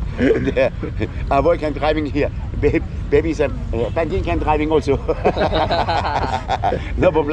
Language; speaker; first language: English; non-native, learner; German